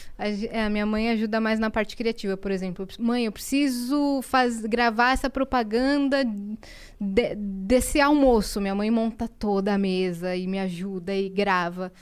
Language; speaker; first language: Portuguese; native; Portuguese